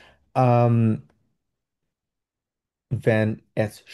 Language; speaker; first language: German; non-native, fluent; Bangla